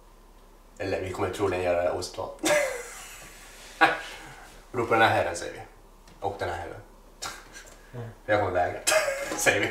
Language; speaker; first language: Swedish; native; Swedish